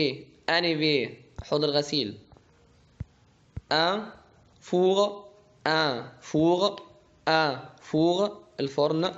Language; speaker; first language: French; non-native, fluent; Arabic